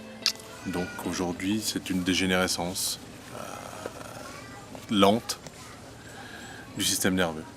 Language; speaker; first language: French; native; French